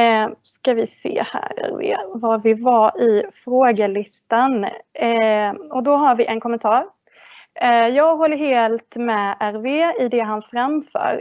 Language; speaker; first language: Swedish; native; Swedish